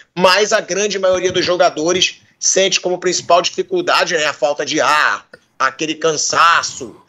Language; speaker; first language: Portuguese; native; Portuguese